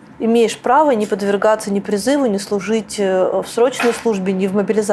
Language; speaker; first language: Russian; native; Russian